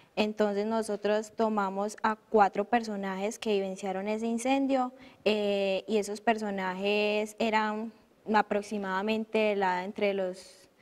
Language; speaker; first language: Spanish; native; Spanish